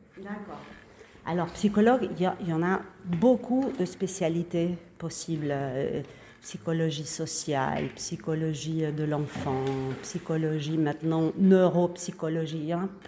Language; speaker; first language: French; non-native, fluent; Spanish